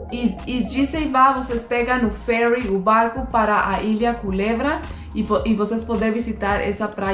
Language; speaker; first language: Portuguese; non-native, fluent; Spanish